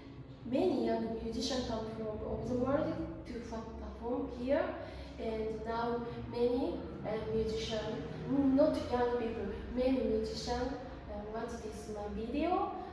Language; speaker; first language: English; non-native, learner; Japanese